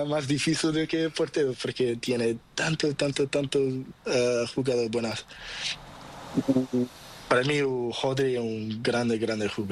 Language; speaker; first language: Spanish; non-native, learner; Portuguese